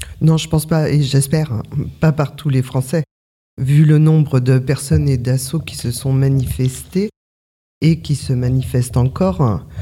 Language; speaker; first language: French; native; French